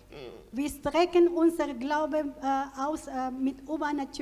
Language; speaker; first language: German; non-native, fluent; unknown